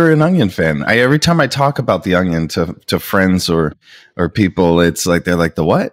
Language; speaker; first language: English; native; English